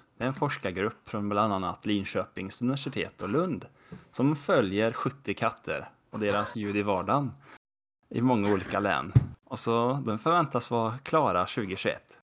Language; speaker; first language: Swedish; native; Swedish